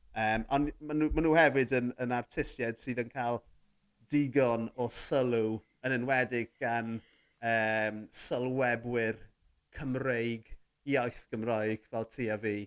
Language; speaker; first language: Welsh; native; Welsh